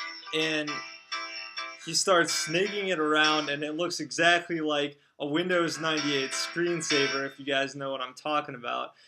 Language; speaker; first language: English; native; English